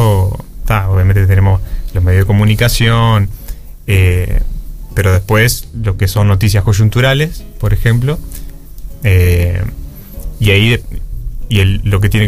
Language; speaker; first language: Spanish; native; Spanish